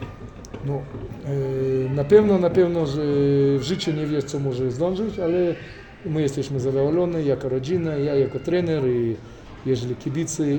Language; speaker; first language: Polish; non-native, fluent; Russian